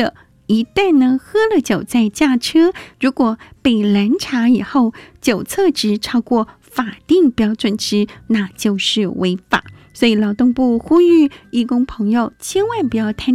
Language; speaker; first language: Chinese; native; Chinese